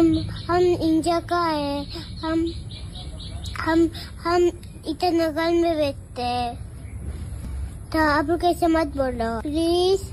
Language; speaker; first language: Hindi; non-native, local second language; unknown